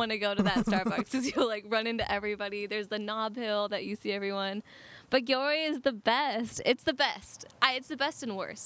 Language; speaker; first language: English; native; English